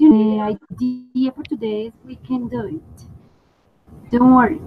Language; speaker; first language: English; non-native, fluent; Spanish